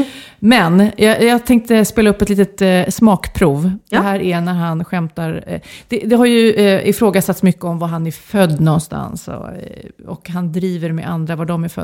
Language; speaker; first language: Swedish; native; Swedish